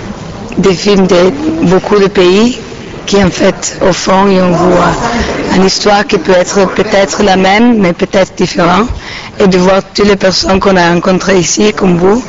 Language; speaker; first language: French; non-native, learner; Italian